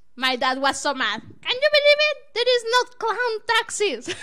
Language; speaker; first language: English; non-native, learner; Spanish